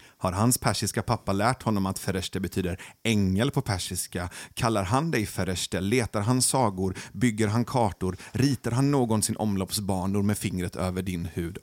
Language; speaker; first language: Swedish; early bilingual, other home language; Persian